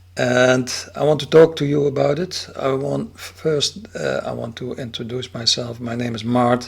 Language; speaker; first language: English; non-native, fluent; Dutch